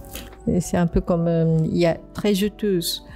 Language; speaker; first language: French; non-native, fluent; Japanese